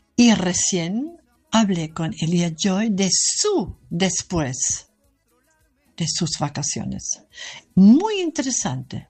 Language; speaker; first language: Spanish; non-native, fluent; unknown